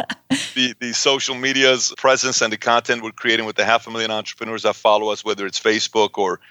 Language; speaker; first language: English; early bilingual, other home language; Persian